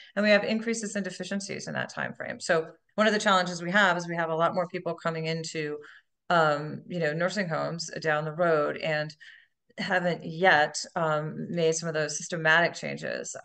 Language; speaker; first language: English; native; English